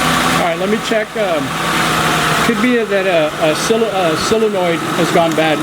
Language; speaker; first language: English; native; English